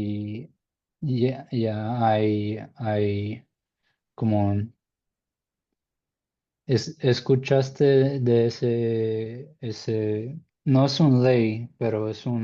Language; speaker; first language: Spanish; non-native, learner; English